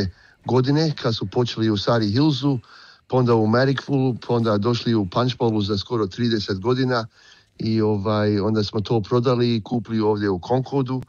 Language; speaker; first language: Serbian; early bilingual, heritage; Croatian